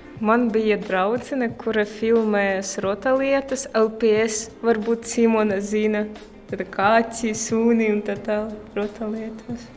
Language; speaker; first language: Latvian; non-native, local second language; Russian